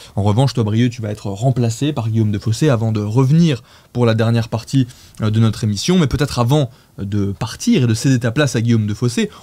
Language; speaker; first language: French; native; French